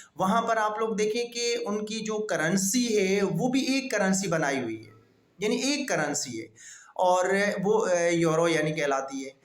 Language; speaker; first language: Urdu; non-native, local second language; Sindhi